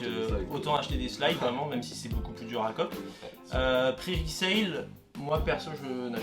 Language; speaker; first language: French; native; French